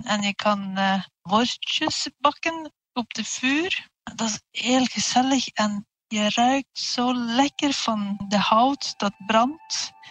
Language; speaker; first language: Dutch; non-native, fluent; Norwegian